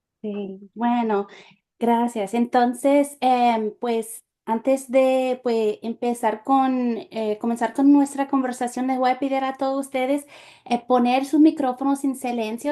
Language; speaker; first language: Spanish; non-native, fluent; English